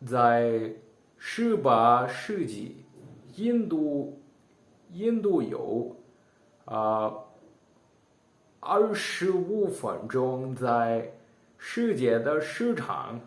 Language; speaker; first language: Chinese; non-native, learner; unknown